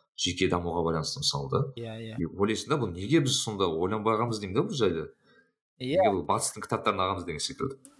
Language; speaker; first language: Kazakh; native; Kazakh